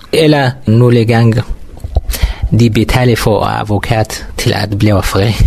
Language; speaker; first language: Danish; non-native, learner; Kurdish